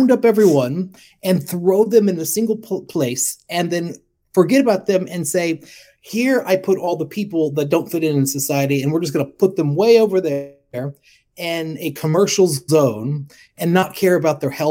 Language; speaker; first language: English; native; English